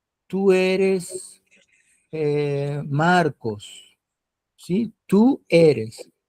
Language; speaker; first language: Spanish; non-native, fluent; Portuguese